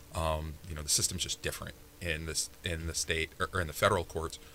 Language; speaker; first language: English; native; English